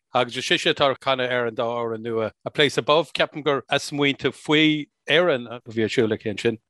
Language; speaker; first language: Irish; non-native, local second language; English